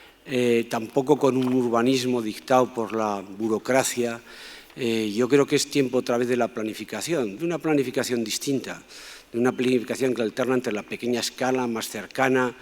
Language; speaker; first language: Spanish; native; Spanish